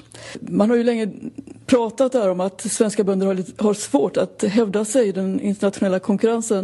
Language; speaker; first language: Swedish; native; Swedish